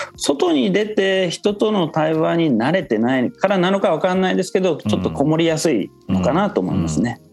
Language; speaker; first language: Japanese; native; Japanese